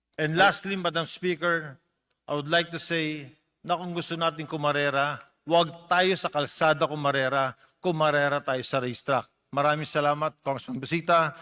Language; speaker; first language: Filipino; native; Filipino